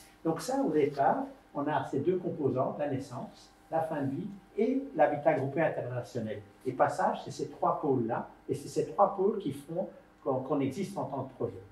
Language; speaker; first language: French; native; French